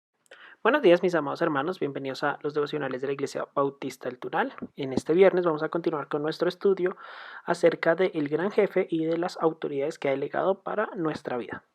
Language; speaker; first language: Spanish; native; Spanish